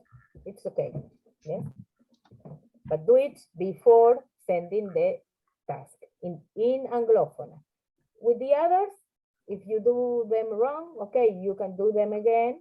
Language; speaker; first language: English; non-native, fluent; Spanish